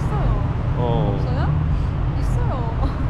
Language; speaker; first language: Korean; non-native, learner; Persian